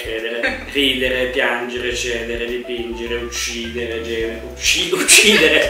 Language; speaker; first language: Italian; native; Italian